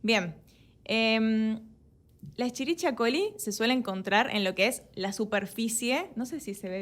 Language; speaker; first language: Spanish; native; Spanish